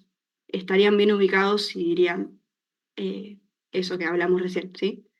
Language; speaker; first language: Spanish; native; Spanish